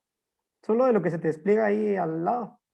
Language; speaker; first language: Spanish; native; Spanish